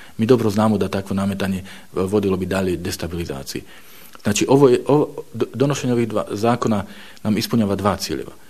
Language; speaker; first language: Bosnian; non-native, fluent; Slovak